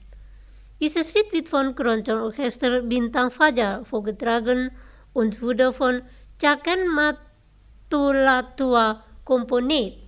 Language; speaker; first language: German; non-native, fluent; Indonesian